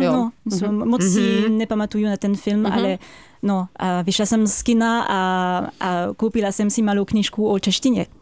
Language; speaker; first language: Czech; non-native, fluent; French